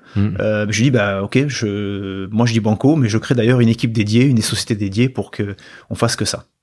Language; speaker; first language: French; native; French